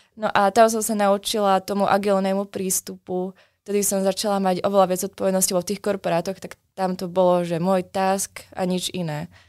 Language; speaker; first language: Slovak; native; Slovak